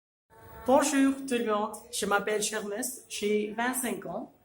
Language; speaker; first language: French; non-native, fluent; Urdu